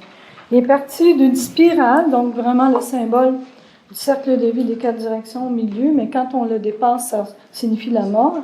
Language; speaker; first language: French; native; French